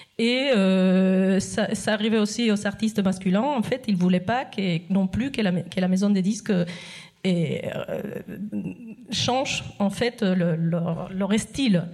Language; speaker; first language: French; non-native, fluent; Spanish